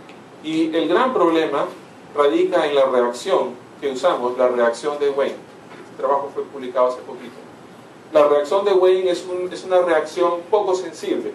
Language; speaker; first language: Spanish; native; Spanish